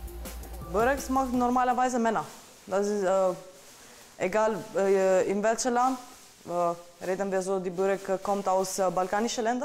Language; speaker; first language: German; non-native, learner; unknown